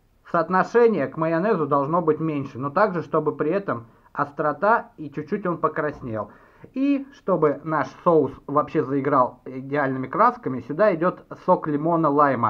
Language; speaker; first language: Russian; native; Russian